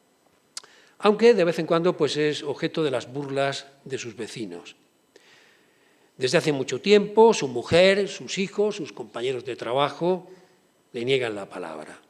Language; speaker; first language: Spanish; native; Spanish